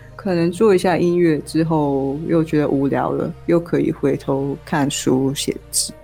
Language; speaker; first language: Chinese; non-native, local second language; Cantonese